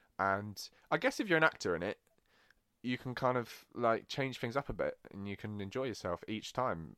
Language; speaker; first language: English; native; English